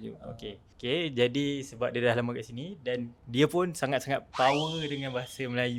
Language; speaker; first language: Malay; native; Malay